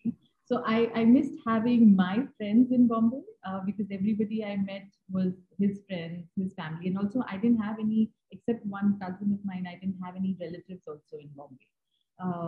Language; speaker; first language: English; non-native, local second language; Hindi